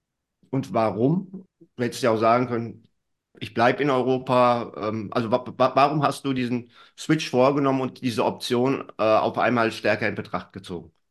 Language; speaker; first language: German; native; German